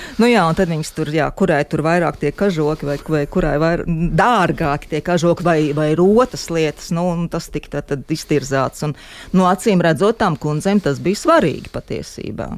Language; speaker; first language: Latvian; native; Latvian